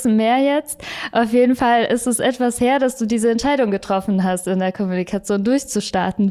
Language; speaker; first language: German; native; German